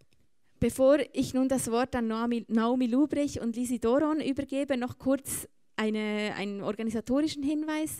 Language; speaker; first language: German; native; German